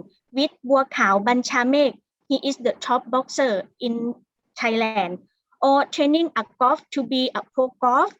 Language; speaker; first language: English; non-native, learner; Thai